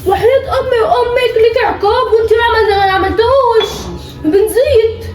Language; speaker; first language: Arabic; native; Arabic